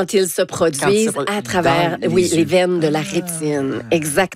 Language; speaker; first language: French; native; French